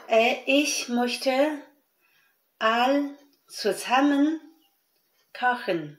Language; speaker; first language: German; non-native, learner; Chinese